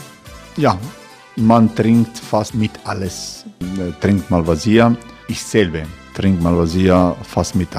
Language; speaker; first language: German; non-native, learner; Croatian